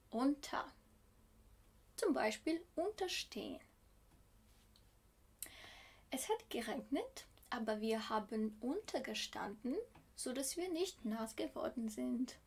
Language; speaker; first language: German; non-native, fluent; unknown